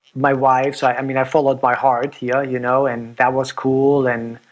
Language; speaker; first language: English; non-native, fluent; German